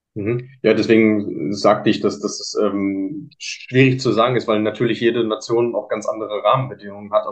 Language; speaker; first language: German; native; German